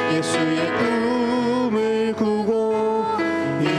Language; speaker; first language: Korean; native; Korean